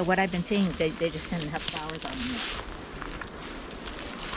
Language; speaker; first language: English; native; English